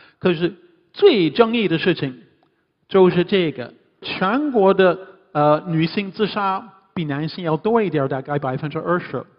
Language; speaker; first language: Chinese; non-native, fluent; English